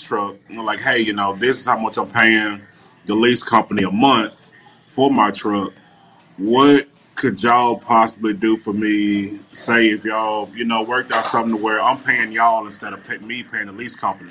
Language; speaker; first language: English; native; English